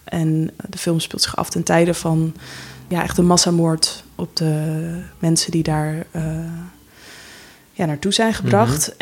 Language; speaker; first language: Dutch; native; Dutch